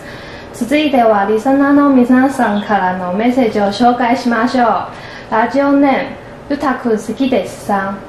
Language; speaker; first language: Japanese; non-native, learner; Chinese